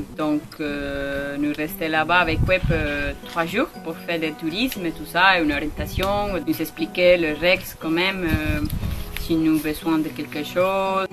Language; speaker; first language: French; non-native, learner; Spanish